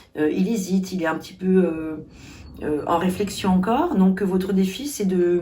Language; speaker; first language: French; native; French